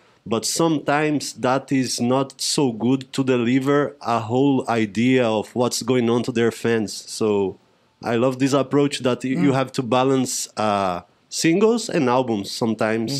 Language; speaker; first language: English; non-native, fluent; Portuguese